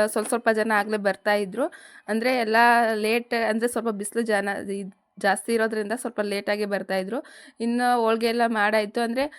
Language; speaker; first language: Kannada; non-native, local second language; Lambadi